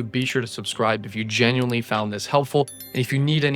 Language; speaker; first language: English; native; English